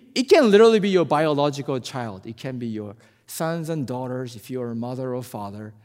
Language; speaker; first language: English; non-native, fluent; Japanese